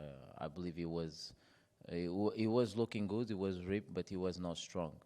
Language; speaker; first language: English; non-native, fluent; Portuguese